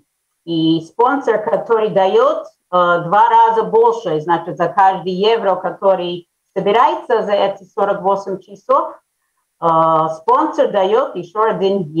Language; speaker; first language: Russian; early bilingual, heritage; Russian